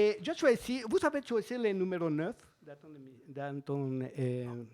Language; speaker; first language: French; non-native, fluent; Spanish